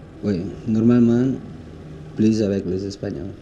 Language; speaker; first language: French; non-native, learner; Spanish